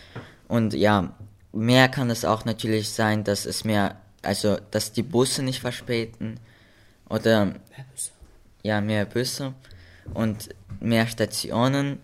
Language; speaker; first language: German; early bilingual, other home language; Russian